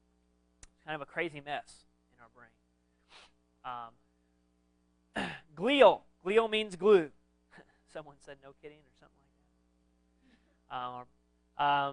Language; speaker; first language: English; native; English